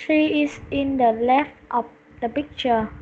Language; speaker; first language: English; non-native, learner; Vietnamese